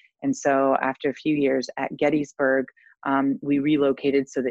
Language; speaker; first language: English; native; English